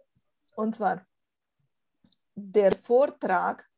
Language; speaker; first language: German; non-native, fluent; Romanian